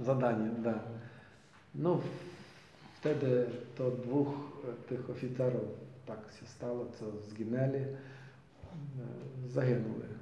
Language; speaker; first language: Polish; non-native, learner; Ukrainian